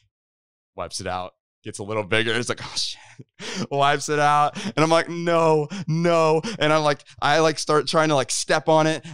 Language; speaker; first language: English; native; English